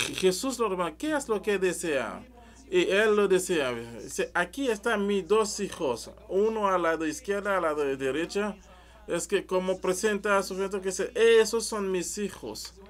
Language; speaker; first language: Spanish; non-native, learner; French